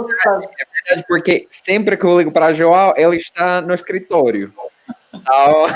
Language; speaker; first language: Portuguese; non-native, fluent; Spanish